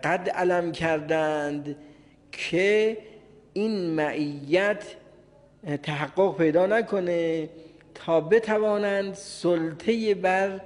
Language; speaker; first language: Persian; native; Persian